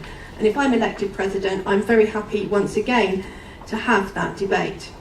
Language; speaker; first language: English; native; English